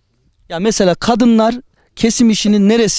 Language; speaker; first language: Turkish; native; Turkish